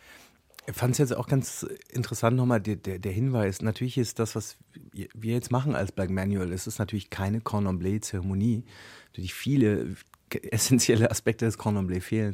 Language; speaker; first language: German; native; German